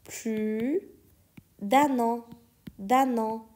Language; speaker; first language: French; non-native, fluent; Persian